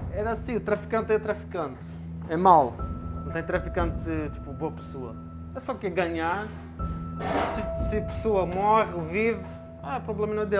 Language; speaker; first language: Portuguese; non-native, fluent; Arabic